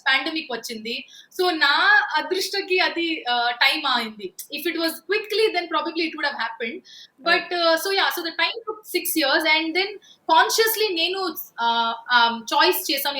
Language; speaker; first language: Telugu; non-native, local second language; Kannada